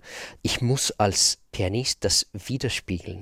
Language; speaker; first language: German; non-native, fluent; Russian